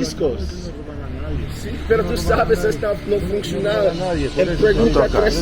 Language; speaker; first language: Spanish; non-native, learner; English